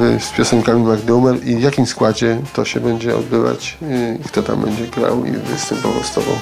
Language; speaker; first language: Polish; native; Polish